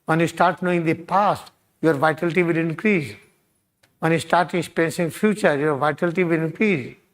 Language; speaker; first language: English; non-native, local second language; Hindi